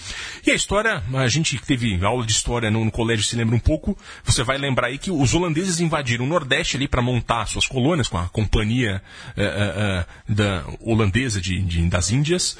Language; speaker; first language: Portuguese; native; Portuguese